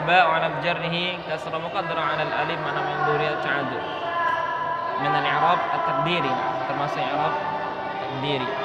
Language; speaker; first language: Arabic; non-native, fluent; Indonesian